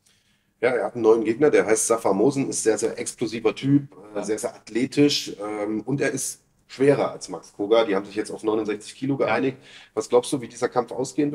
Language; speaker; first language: German; native; German